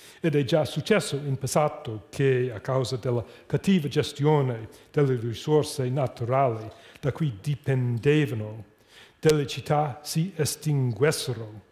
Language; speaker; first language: Italian; non-native, fluent; English